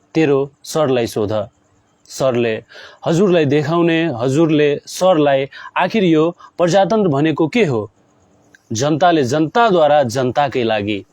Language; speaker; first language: Nepali; non-native, local second language; Maithili